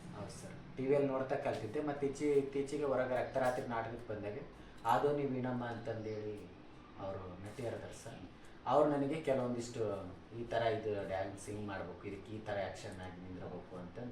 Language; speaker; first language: Kannada; native; Kannada